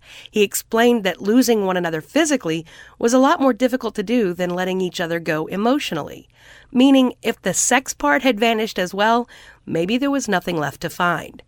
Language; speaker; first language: English; native; English